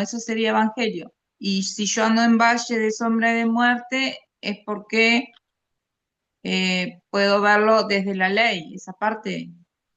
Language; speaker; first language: Spanish; native; Spanish